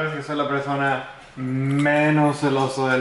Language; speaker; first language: Spanish; early bilingual, heritage; Spanish